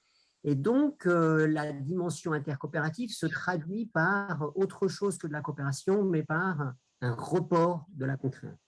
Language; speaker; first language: French; native; French